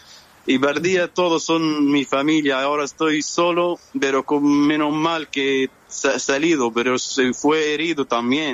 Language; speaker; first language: Spanish; non-native, fluent; Arabic